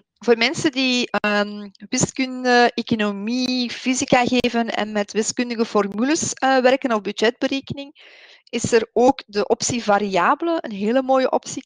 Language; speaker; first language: Dutch; native; Dutch